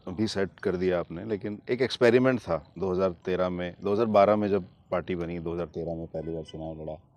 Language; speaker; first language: Hindi; native; Hindi